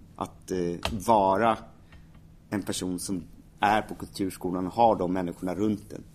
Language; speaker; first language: Swedish; native; Swedish